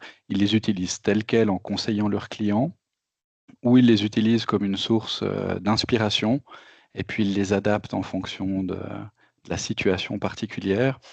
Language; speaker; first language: French; native; French